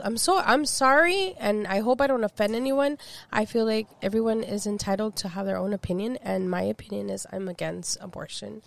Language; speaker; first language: English; early bilingual, other home language; Spanish